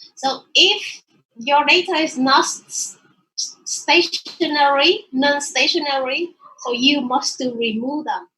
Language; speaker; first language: English; non-native, learner; Vietnamese